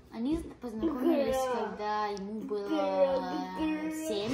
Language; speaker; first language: Russian; early bilingual, heritage; Russian